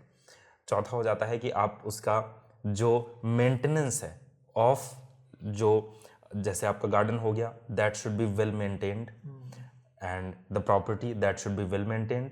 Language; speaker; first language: Hindi; native; Hindi